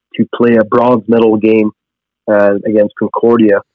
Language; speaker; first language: English; native; English